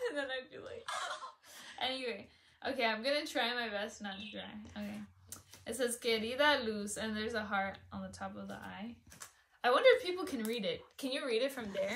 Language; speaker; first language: English; early bilingual, other home language; Spanish